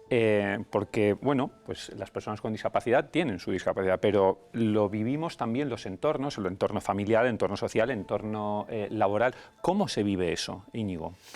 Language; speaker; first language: Spanish; native; Spanish